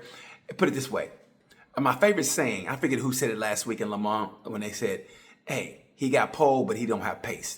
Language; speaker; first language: English; native; English